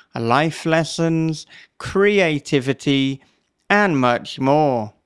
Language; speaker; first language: English; native; English